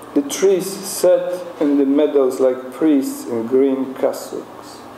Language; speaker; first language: English; non-native, fluent; Polish